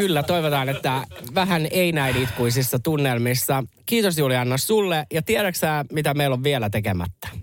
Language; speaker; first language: Finnish; native; Finnish